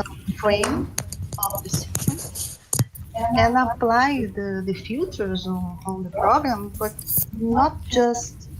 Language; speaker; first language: English; non-native, learner; Portuguese